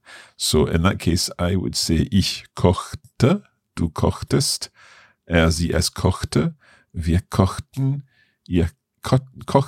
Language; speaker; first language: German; non-native, learner; English